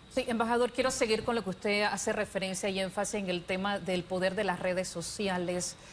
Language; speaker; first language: Spanish; native; Spanish